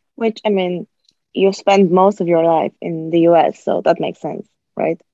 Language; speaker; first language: English; early bilingual, other home language; Bulgarian